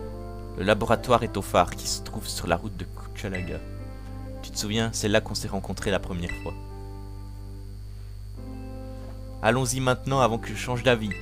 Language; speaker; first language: French; native; French